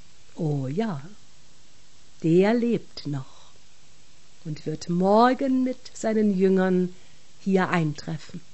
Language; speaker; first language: German; native; German